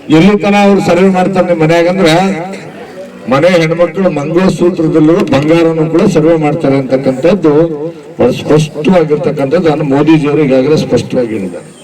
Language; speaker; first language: Kannada; native; Kannada